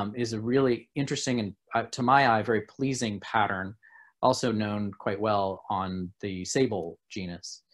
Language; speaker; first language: English; native; English